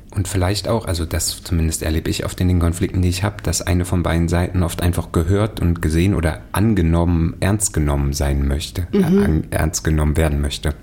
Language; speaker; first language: German; native; German